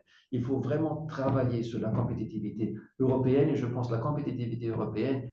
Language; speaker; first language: French; non-native, fluent; German